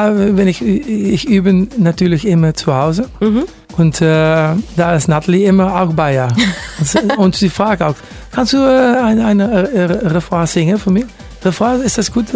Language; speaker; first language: German; non-native, learner; Dutch